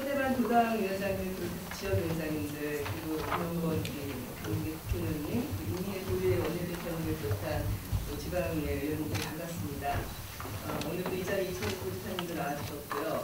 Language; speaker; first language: Korean; native; Korean